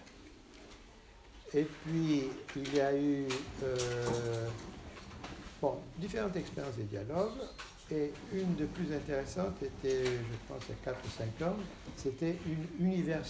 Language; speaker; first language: French; non-native, fluent; Portuguese